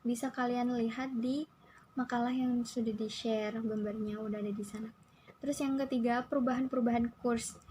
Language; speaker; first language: Indonesian; native; Indonesian